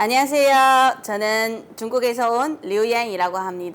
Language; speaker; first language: Korean; non-native, learner; Chinese